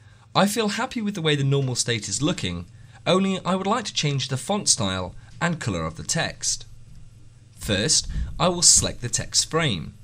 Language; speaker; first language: English; native; English